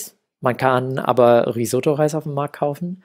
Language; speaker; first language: German; non-native, fluent; English